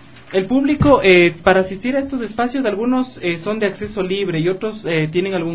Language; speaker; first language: Spanish; native; Spanish